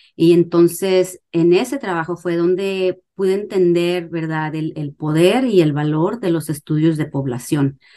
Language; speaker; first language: Spanish; early bilingual, heritage; Spanish